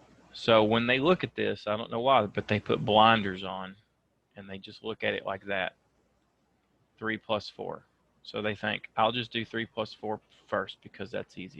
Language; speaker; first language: English; native; English